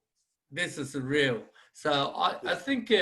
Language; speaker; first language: English; non-native, fluent; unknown